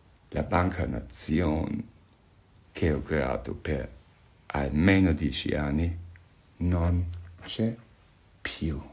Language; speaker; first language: Italian; non-native, fluent; German